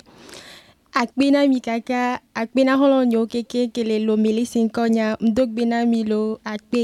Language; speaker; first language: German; non-native, learner; Ewe